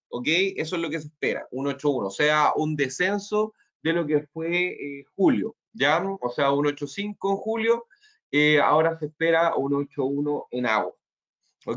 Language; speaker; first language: Spanish; native; Spanish